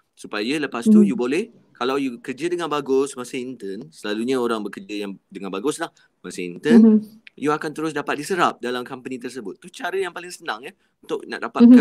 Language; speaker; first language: Malay; native; Malay